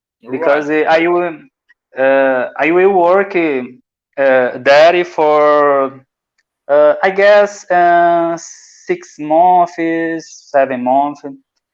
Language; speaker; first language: English; non-native, learner; Portuguese